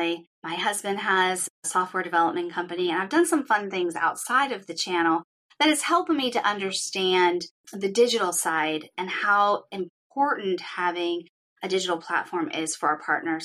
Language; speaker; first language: English; native; English